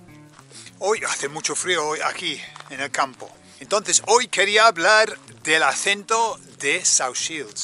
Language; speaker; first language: Spanish; native; Spanish